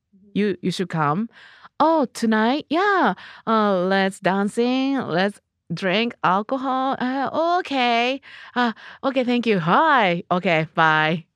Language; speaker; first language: English; non-native, learner; Japanese